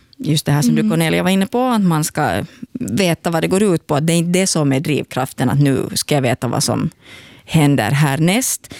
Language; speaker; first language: Swedish; native; Swedish